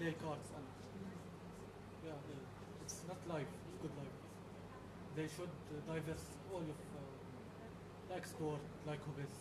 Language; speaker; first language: English; non-native, learner; Arabic